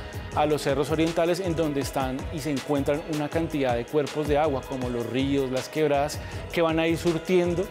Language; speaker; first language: Spanish; native; Spanish